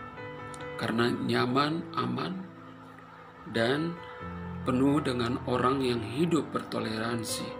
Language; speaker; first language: Indonesian; non-native, fluent; Persian